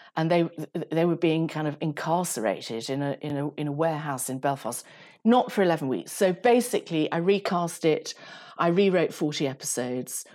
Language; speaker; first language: English; native; English